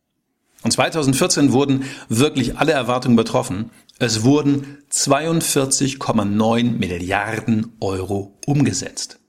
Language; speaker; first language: German; native; German